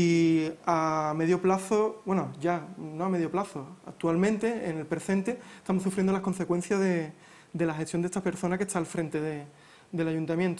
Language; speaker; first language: Spanish; native; Spanish